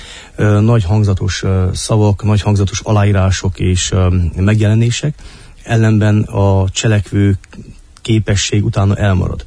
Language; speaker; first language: Hungarian; native; Hungarian